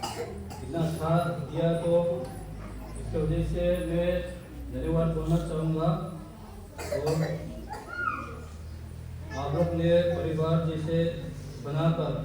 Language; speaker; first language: Hindi; non-native, local second language; Mizo